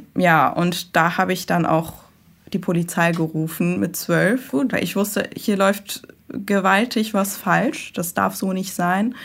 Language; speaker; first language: German; early bilingual, other home language; Persian